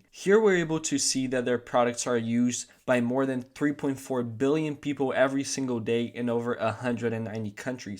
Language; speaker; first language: English; non-native, fluent; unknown